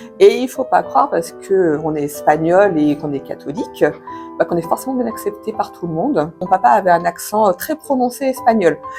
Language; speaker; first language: French; native; French